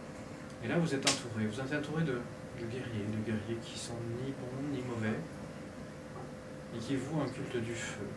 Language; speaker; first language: French; native; French